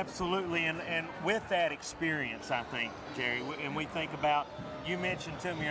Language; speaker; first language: English; native; English